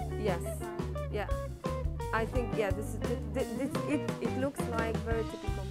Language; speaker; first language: English; non-native, fluent; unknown